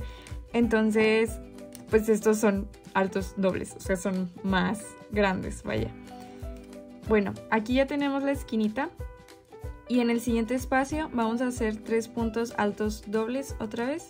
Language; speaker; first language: Spanish; native; Spanish